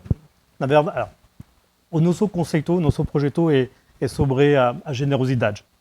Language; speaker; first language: Portuguese; non-native, fluent; French